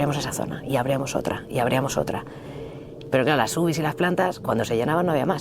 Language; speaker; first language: Spanish; native; Spanish